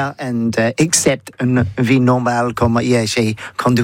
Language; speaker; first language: French; non-native, learner; English